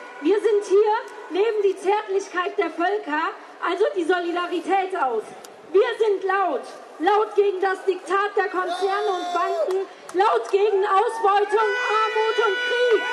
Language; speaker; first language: German; early bilingual, other home language; Turkish